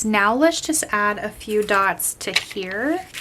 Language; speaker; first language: English; native; English